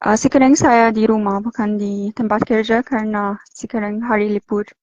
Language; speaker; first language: Indonesian; non-native, learner; Arabic